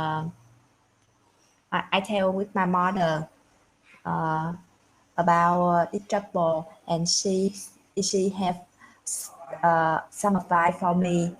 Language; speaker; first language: English; non-native, learner; Vietnamese